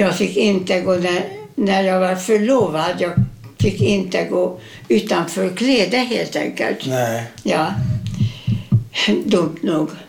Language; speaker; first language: Swedish; non-native, fluent; Hungarian